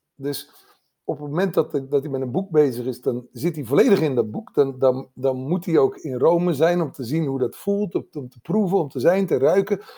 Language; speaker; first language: Dutch; native; Dutch